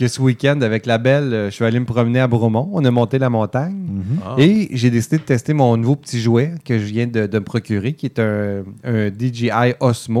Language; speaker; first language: French; native; French